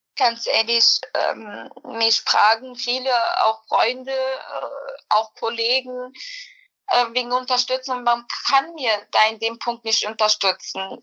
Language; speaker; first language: German; early bilingual, other home language; Bosnian